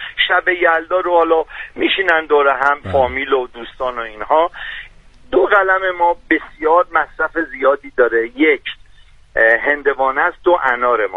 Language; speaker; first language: Persian; native; Persian